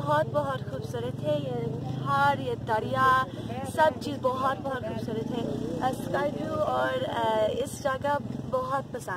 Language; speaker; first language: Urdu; non-native, learner; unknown